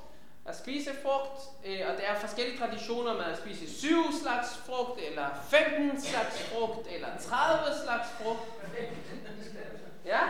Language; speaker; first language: Danish; non-native, fluent; Hebrew